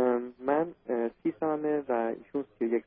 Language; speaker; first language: Persian; early bilingual, heritage; Persian